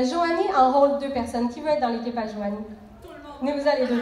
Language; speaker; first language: French; native; French